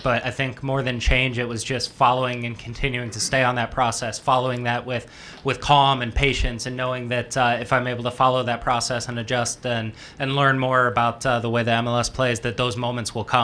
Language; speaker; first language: English; native; English